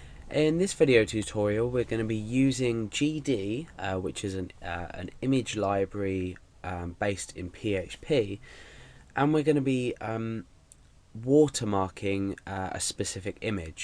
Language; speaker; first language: English; native; English